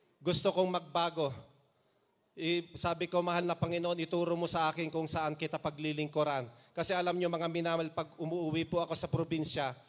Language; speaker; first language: Filipino; non-native, local second language; Iloko